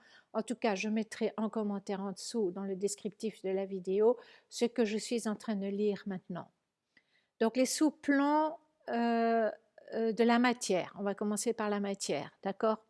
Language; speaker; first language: French; native; French